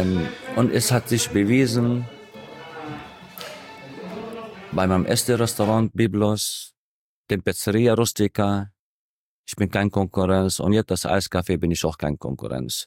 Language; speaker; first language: German; non-native, fluent; Arabic